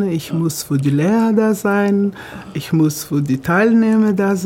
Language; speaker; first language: German; non-native, fluent; Portuguese